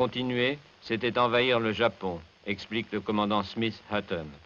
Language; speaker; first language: French; native; French